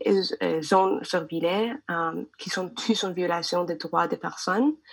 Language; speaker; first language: French; non-native, learner; English